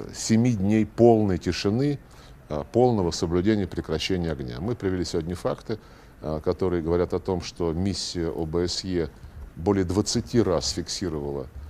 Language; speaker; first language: Russian; native; Russian